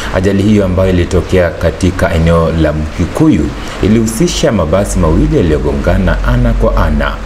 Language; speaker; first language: Swahili; non-native, local second language; Gusii